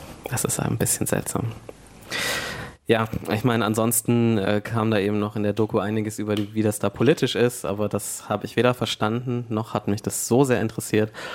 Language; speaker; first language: German; native; German